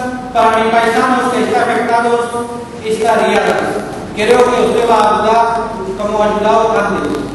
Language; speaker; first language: Spanish; non-native, learner; Urdu